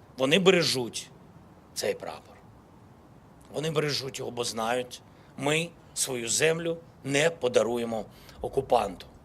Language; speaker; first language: Ukrainian; non-native, local second language; Russian